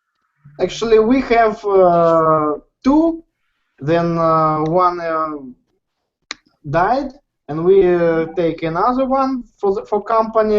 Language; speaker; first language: English; non-native, learner; Russian